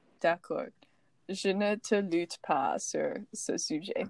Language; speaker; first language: French; non-native, learner; English